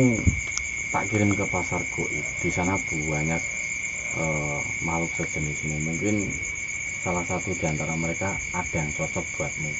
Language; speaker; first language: Indonesian; non-native, local second language; Javanese